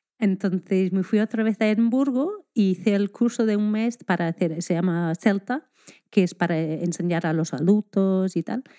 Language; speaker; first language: Spanish; non-native, fluent; English